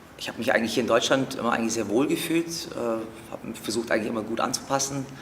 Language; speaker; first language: German; early bilingual, other home language; Turkish